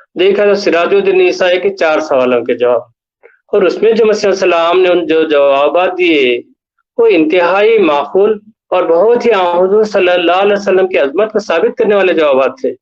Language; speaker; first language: Urdu; native; Urdu